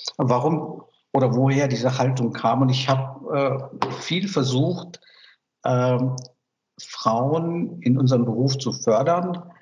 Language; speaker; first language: German; early bilingual, other home language; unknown